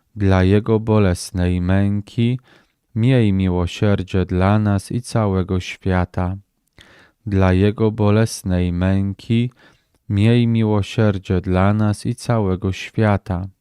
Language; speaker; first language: Polish; native; Polish